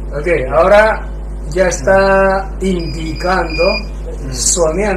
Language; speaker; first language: Spanish; non-native, fluent; Chinese